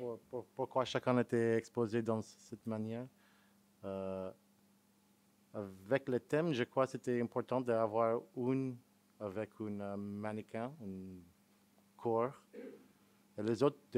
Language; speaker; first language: French; non-native, fluent; English